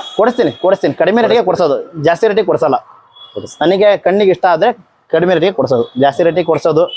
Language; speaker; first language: Kannada; native; Kannada